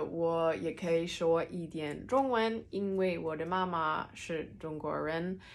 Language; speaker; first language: Chinese; early bilingual, heritage; Danish